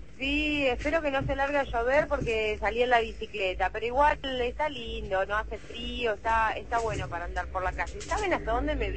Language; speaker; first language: Spanish; native; Spanish